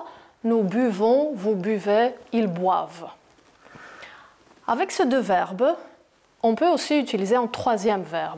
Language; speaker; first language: French; non-native, fluent; Greek